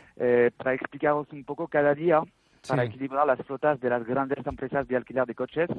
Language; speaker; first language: Spanish; non-native, fluent; French